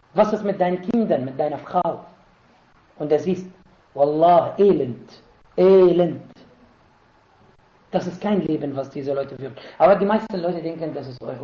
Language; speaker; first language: German; non-native, fluent; Arabic